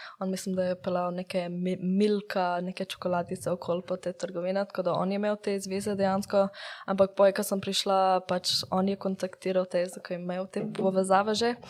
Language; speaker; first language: Slovenian; early bilingual, heritage; Slovenian